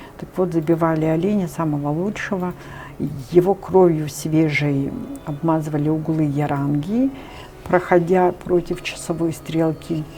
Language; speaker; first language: Russian; non-native, local second language; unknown